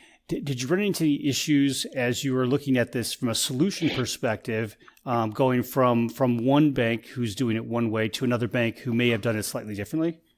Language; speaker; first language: English; native; English